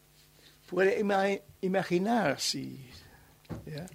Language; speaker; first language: Spanish; non-native, learner; German